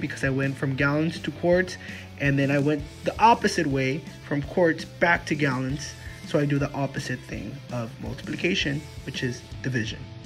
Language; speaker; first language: English; early bilingual, other home language; Spanish